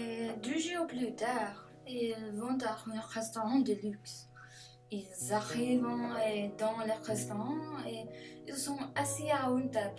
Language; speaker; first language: French; non-native, learner; English